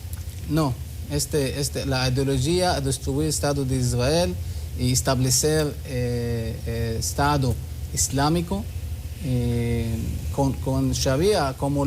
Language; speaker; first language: Spanish; non-native, learner; Hebrew